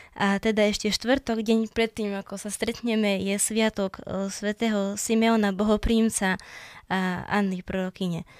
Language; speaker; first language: Slovak; native; Slovak